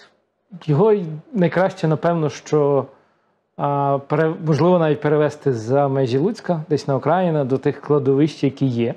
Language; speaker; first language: Ukrainian; native; Ukrainian